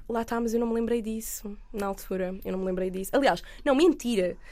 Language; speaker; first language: Portuguese; native; Portuguese